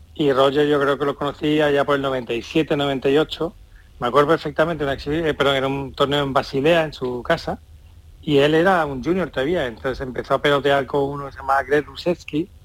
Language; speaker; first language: Spanish; native; Spanish